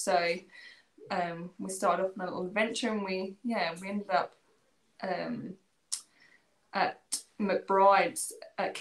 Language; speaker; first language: English; native; English